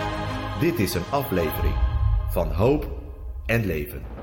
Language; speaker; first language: Dutch; native; Dutch